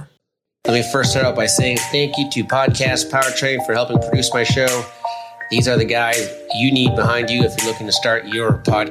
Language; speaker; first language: English; native; English